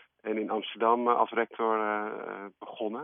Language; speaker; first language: Dutch; native; Dutch